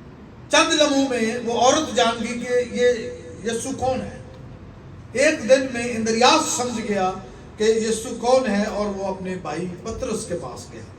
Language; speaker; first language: Urdu; native; Urdu